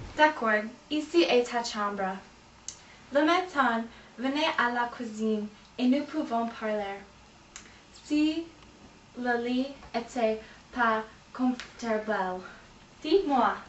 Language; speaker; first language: French; non-native, learner; English